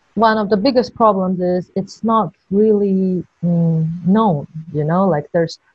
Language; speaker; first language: English; non-native, fluent; Georgian